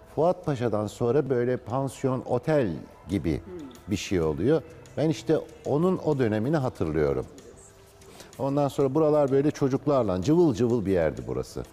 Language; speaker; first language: Turkish; native; Turkish